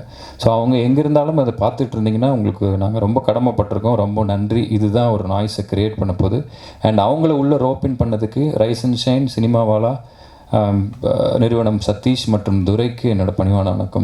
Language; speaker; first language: Tamil; native; Tamil